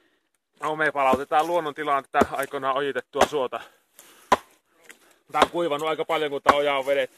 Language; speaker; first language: Finnish; native; Finnish